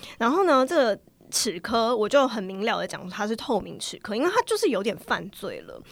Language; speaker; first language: Chinese; native; Chinese